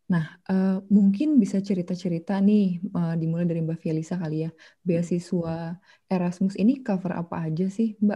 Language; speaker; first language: Indonesian; native; Indonesian